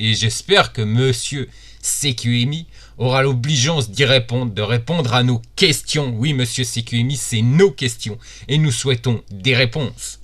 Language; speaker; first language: French; native; French